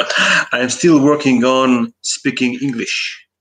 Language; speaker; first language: English; non-native, fluent; Russian